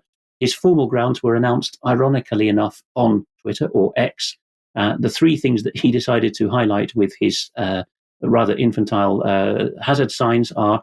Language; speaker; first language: English; non-native, fluent; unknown